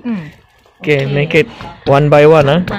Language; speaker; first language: English; non-native, learner; Indonesian